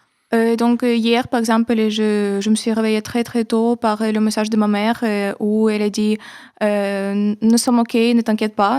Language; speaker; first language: French; non-native, fluent; Ukrainian